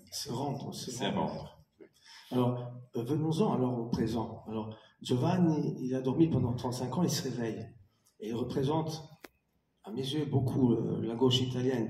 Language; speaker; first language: French; native; French